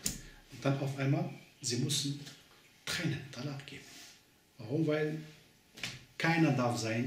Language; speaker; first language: German; non-native, learner; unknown